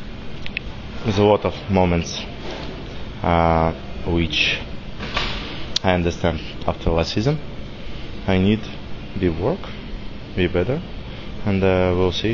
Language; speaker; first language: English; non-native, learner; Russian